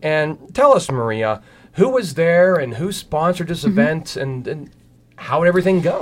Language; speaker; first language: English; native; English